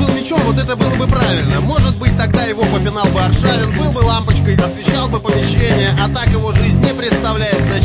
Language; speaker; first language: Russian; native; Russian